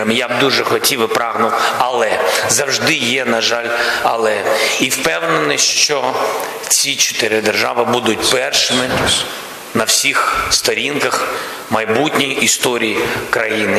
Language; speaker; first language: Ukrainian; non-native, local second language; Russian